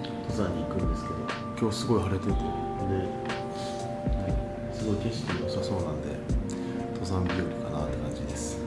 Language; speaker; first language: Japanese; native; Japanese